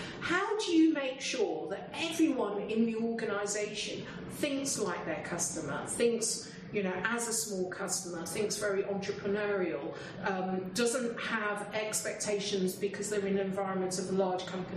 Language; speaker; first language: English; native; English